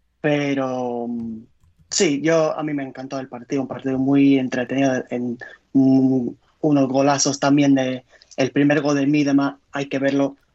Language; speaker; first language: Spanish; non-native, fluent; English